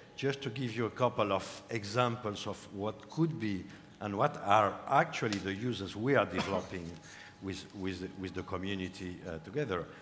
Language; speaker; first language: English; non-native, fluent; French